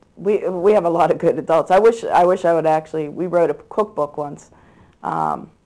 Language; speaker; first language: English; native; English